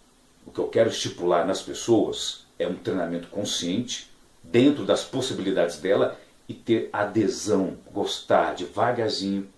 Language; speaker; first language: Portuguese; native; Portuguese